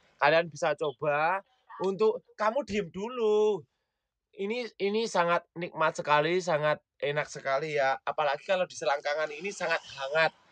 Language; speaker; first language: Indonesian; non-native, local second language; Javanese